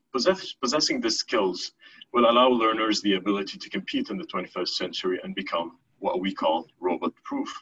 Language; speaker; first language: English; non-native, fluent; Arabic